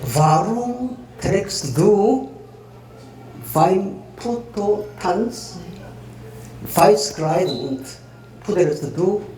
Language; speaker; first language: German; non-native, fluent; Korean